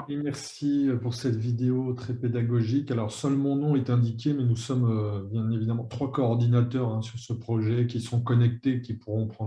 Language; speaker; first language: French; native; French